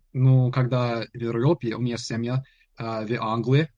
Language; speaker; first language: Russian; non-native, learner; English